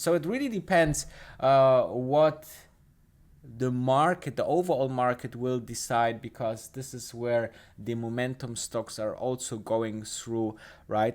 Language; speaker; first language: English; non-native, fluent; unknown